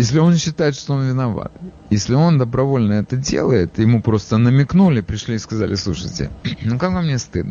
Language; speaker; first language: Russian; native; Russian